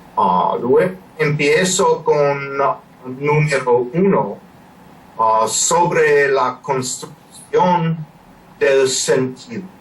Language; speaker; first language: Spanish; non-native, learner; English